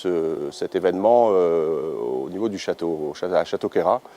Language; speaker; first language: French; native; French